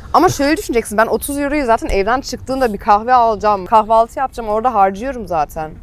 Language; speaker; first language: Turkish; early bilingual, heritage; Turkish